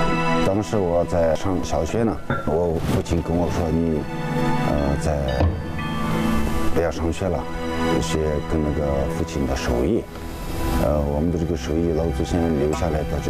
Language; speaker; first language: Chinese; non-native, local second language; Tibetan